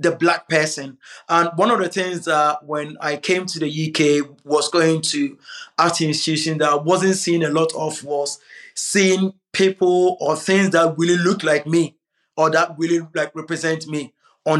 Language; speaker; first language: English; non-native, local second language; Akan